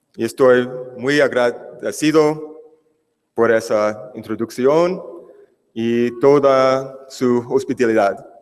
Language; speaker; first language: Spanish; non-native, learner; English